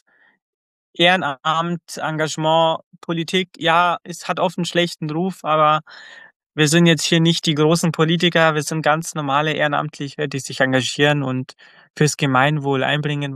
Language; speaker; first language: German; early bilingual, other home language; Croatian